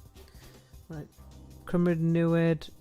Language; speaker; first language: Welsh; non-native, local second language; English